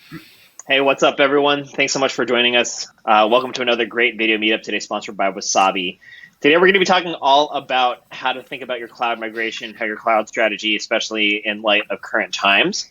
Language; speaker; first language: English; native; English